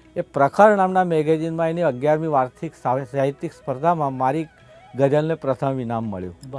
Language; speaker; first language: Gujarati; non-native, local second language; Marathi